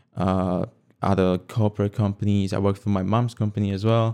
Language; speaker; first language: English; non-native, fluent; Slovak